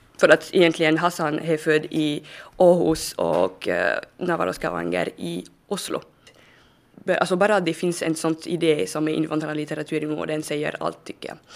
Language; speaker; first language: Swedish; non-native, fluent; French